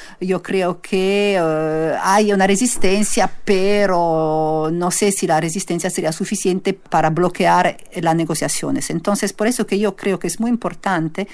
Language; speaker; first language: Spanish; non-native, fluent; Italian